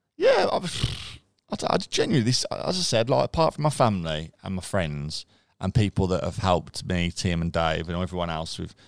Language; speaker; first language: English; native; English